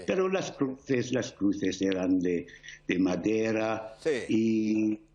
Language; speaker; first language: Spanish; non-native, fluent; English